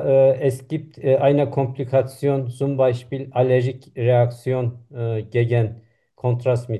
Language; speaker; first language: German; non-native, learner; Turkish